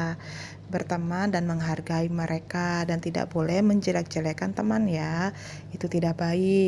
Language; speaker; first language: Indonesian; native; Indonesian